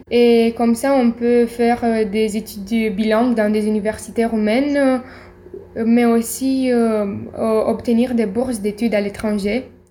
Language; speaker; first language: French; non-native, fluent; Romanian